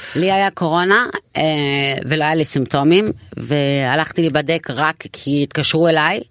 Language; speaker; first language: Hebrew; non-native, local second language; Arabic